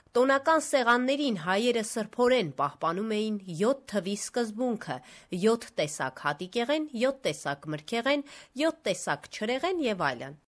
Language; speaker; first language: Armenian; native; Armenian